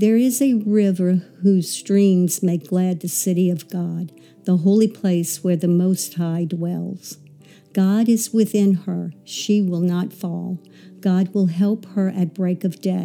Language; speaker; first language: English; native; English